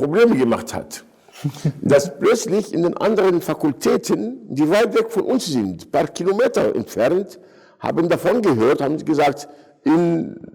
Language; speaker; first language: German; non-native, fluent; Arabic